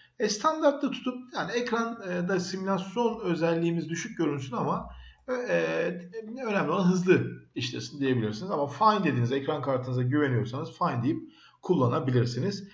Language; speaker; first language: Turkish; native; Turkish